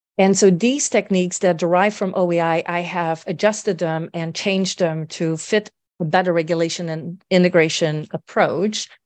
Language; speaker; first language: English; non-native, fluent; Dutch